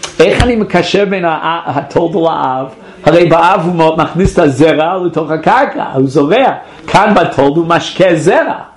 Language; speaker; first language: Hebrew; non-native, fluent; English